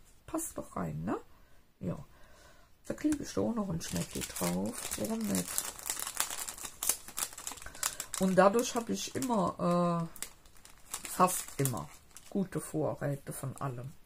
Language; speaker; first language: German; native; German